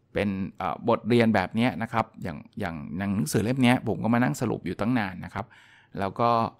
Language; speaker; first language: Thai; native; Thai